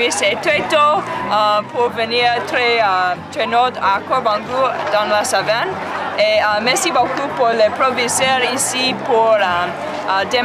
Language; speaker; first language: French; non-native, learner; English